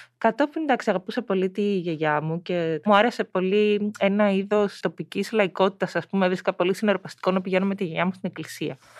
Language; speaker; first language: Greek; early bilingual, heritage; Greek